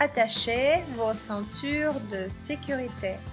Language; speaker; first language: French; non-native, fluent; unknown